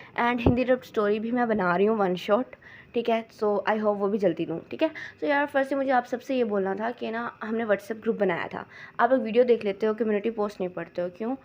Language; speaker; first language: Urdu; non-native, local second language; Punjabi